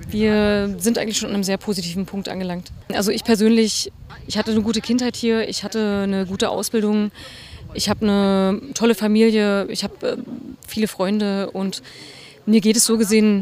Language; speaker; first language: German; native; German